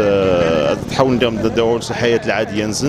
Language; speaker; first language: Arabic; non-native, local second language; Central Atlas Tamazight